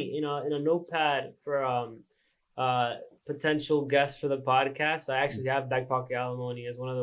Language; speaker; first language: English; native; English